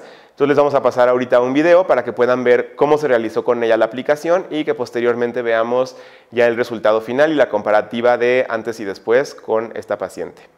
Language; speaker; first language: Spanish; native; Spanish